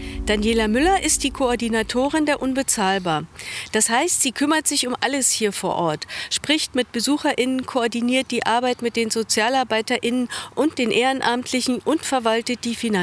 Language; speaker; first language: German; native; German